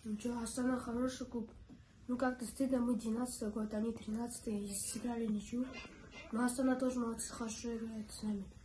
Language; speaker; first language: Russian; non-native, local second language; Kazakh